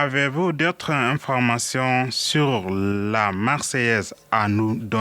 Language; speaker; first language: French; non-native, learner; Arabic